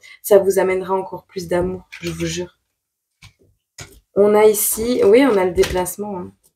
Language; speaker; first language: French; native; French